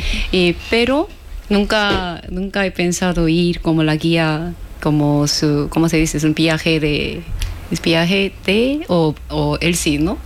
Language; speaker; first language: Spanish; non-native, fluent; Korean